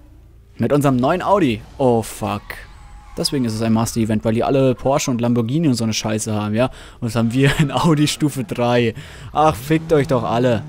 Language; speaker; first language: German; native; German